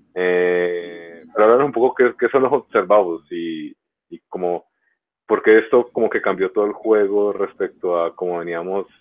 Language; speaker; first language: Spanish; native; Spanish